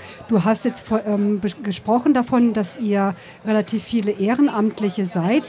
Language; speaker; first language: German; early bilingual, other home language; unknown